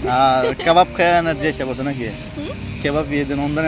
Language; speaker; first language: Turkish; non-native, learner; Bangla